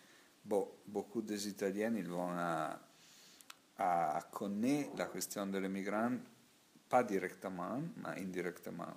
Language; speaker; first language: French; non-native, learner; Italian